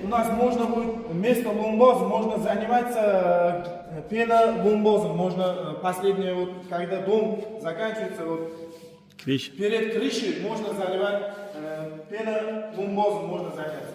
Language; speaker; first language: Russian; non-native, learner; Uzbek